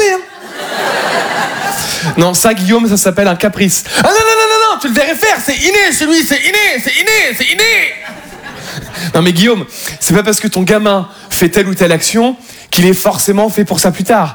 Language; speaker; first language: French; native; French